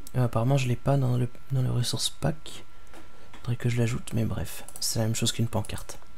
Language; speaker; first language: French; native; French